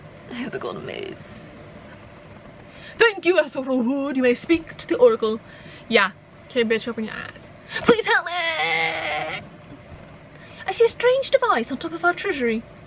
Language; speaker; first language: English; native; English